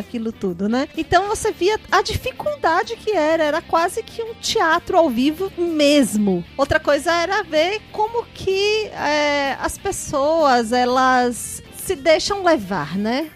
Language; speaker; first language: Portuguese; native; Portuguese